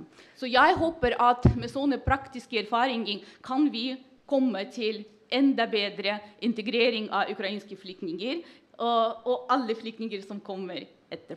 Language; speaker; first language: Norwegian; non-native, fluent; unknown